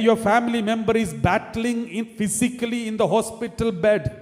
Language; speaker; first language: English; non-native, local second language; Malayalam